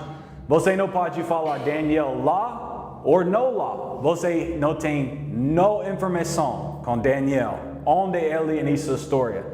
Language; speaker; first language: Portuguese; non-native, learner; English